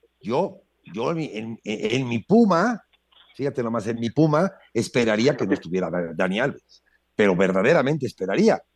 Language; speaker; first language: Spanish; native; Spanish